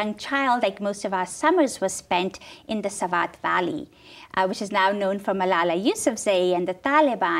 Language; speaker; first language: English; non-native, local second language; Urdu